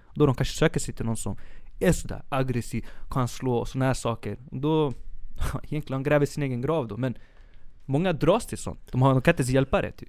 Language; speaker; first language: Swedish; early bilingual, other home language; Spanish